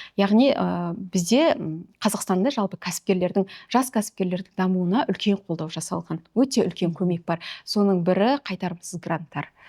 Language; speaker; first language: Kazakh; native; Kazakh